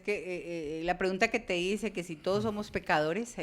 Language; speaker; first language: Spanish; native; Spanish